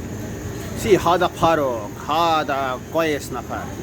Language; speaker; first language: Arabic; non-native, learner; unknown